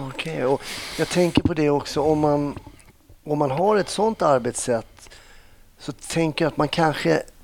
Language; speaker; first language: Swedish; native; Swedish